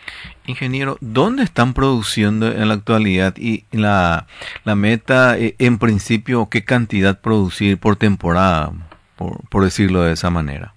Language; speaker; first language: Spanish; native; Spanish